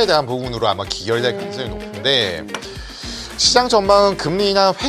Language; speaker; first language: Korean; native; Korean